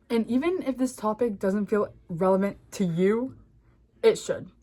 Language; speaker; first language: English; native; English